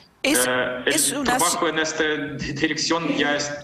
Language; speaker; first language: Spanish; non-native, fluent; Ukrainian